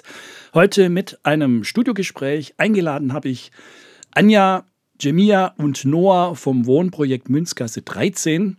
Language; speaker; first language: German; native; German